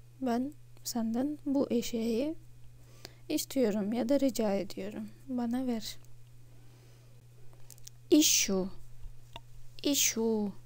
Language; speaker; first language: Turkish; non-native, fluent; Russian